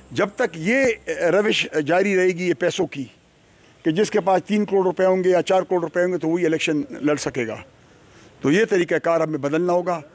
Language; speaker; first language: Urdu; non-native, local second language; Pashto